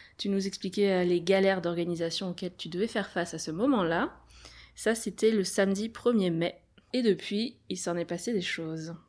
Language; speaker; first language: French; native; French